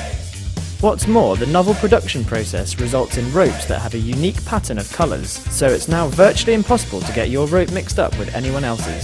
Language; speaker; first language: English; native; English